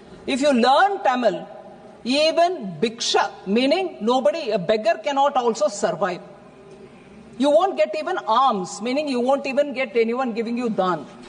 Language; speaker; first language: English; non-native, local second language; Tamil